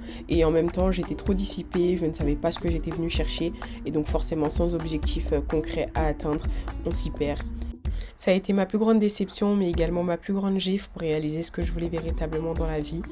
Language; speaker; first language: French; early bilingual, other home language; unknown